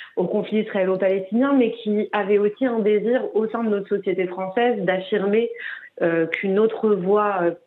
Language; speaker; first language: French; native; French